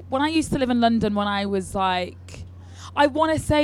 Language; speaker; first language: English; native; English